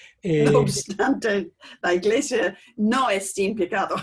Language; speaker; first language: Spanish; non-native, fluent; English